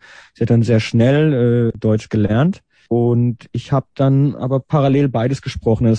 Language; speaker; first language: German; early bilingual, other home language; Hebrew